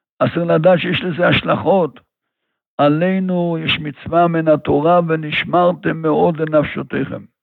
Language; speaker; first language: Hebrew; native; Hebrew